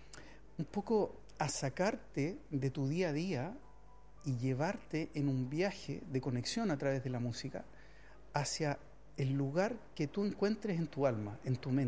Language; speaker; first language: Spanish; native; Spanish